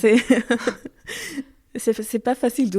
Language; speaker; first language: French; non-native, learner; Arabic